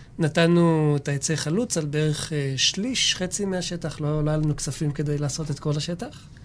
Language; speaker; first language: Hebrew; native; Hebrew